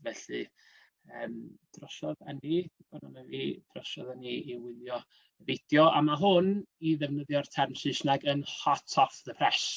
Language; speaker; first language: Welsh; native; Welsh